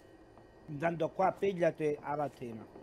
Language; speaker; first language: Italian; native; Italian